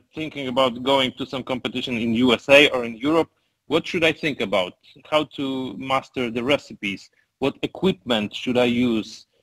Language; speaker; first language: English; non-native, fluent; Polish